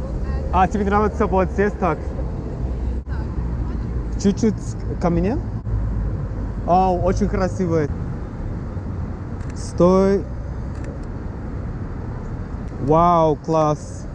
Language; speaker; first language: Russian; non-native, learner; English